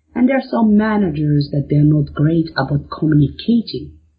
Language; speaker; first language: English; non-native, fluent; Arabic